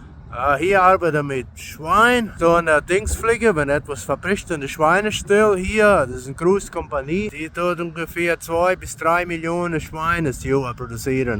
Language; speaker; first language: German; early bilingual, heritage; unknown